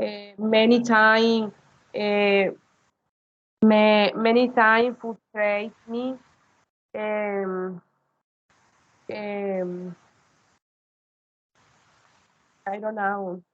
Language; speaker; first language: English; non-native, learner; Spanish